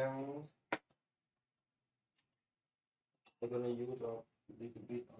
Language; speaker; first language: English; non-native, learner; Thai